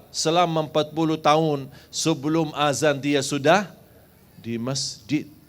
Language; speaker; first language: Malay; non-native, fluent; Arabic